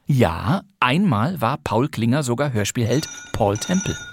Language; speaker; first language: German; native; German